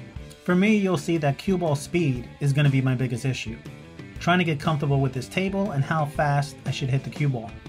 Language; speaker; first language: English; native; English